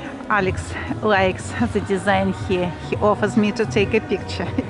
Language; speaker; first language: English; non-native, fluent; Russian